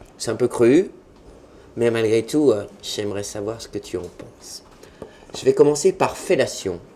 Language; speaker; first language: French; native; French